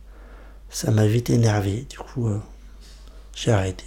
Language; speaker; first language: French; non-native, fluent; Kurdish